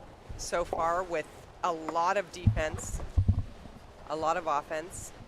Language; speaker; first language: English; native; English